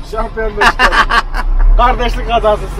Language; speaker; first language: Turkish; non-native, local second language; Kurdish